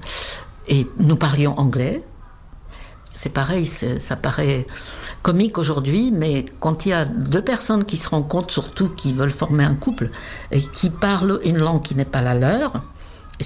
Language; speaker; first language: French; non-native, fluent; Czech